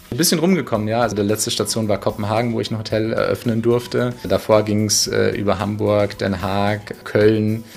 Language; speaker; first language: German; native; German